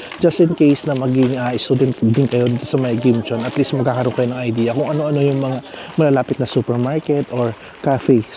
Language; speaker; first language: Filipino; native; Filipino